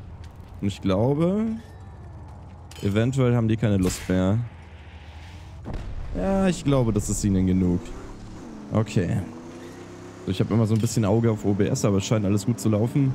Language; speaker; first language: German; native; German